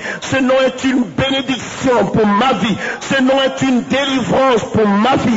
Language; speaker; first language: French; native; French